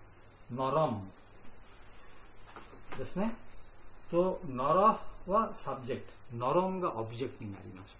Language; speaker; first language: Japanese; non-native, learner; Bangla